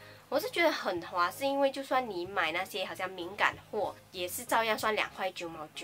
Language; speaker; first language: Chinese; native; Chinese